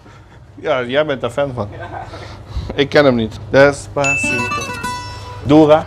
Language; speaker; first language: Dutch; non-native, learner; Spanish